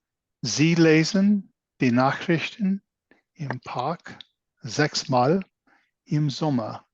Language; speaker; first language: German; non-native, learner; English